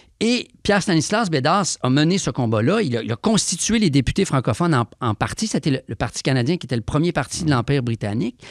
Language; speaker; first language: French; native; French